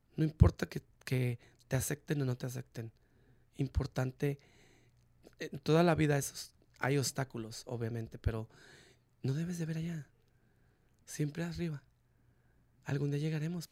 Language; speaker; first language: Spanish; native; Spanish